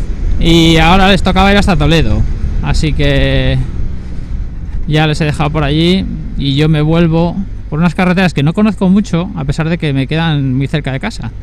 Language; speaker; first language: Spanish; native; Spanish